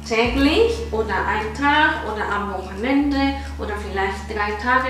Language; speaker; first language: German; non-native, fluent; Spanish